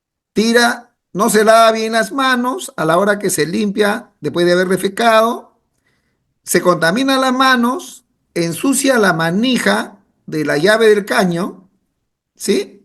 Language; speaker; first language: Spanish; native; Spanish